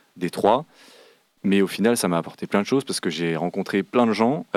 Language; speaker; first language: French; native; French